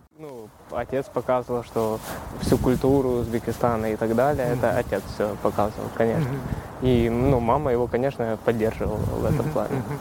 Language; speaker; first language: Russian; native; Russian